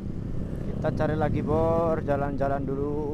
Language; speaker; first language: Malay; non-native, local second language; Javanese